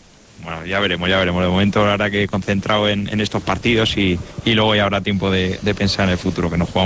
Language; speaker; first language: Spanish; native; Spanish